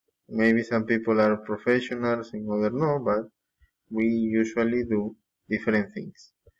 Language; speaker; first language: English; non-native, fluent; Spanish